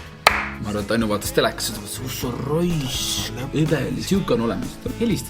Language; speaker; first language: Estonian; native; Estonian